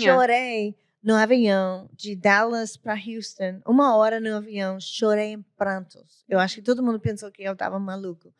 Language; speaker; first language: Portuguese; non-native, learner; English